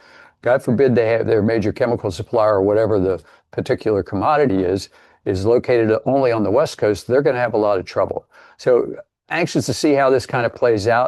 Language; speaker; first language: English; native; English